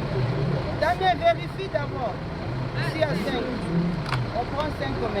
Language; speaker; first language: French; non-native, local second language; Lingala